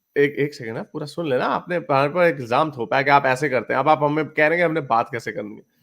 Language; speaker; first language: Urdu; native; Urdu